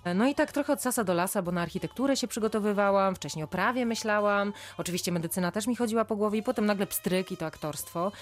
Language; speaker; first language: Polish; native; Polish